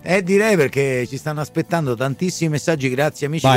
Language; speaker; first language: Italian; native; Italian